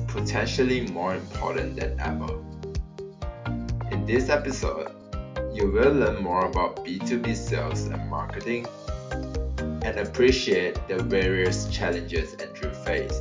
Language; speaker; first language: English; non-native, local second language; Chinese